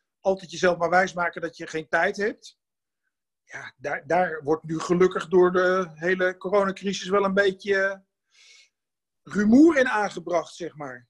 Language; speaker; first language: Dutch; native; Dutch